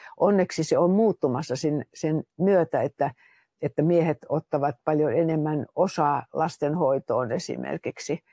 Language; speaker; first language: Finnish; native; Finnish